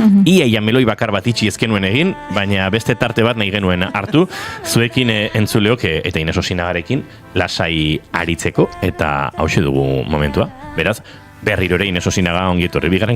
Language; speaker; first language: Basque; native; Basque